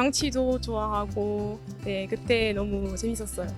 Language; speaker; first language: Korean; non-native, learner; French